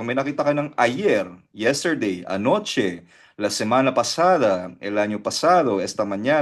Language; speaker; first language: Spanish; non-native, fluent; Filipino